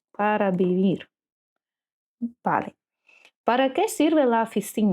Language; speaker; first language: Spanish; non-native, learner; Ukrainian